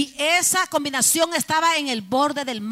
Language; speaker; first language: Spanish; native; Spanish